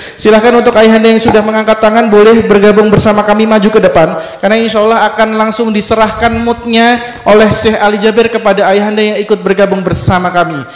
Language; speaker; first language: Indonesian; native; Indonesian